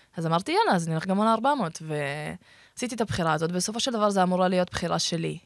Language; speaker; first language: Hebrew; early bilingual, other home language; Russian